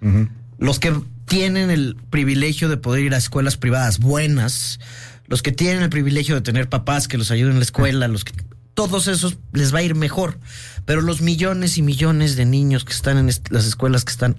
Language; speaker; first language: Spanish; native; Spanish